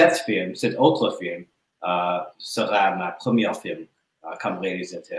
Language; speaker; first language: French; non-native, learner; English